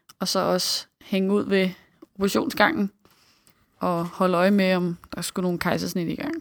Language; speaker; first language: Danish; native; Danish